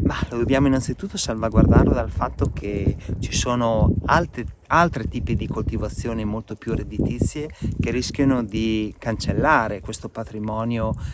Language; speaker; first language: Italian; native; Italian